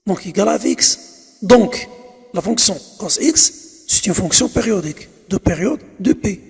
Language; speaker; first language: French; non-native, local second language; Arabic